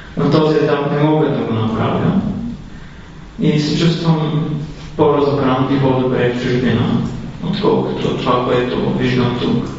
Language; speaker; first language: Bulgarian; native; Bulgarian